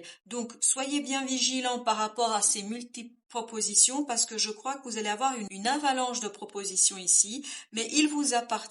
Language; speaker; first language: French; native; French